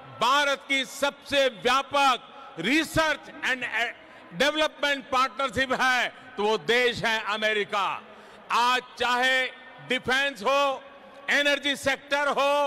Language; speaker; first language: Hindi; non-native, local second language; Gujarati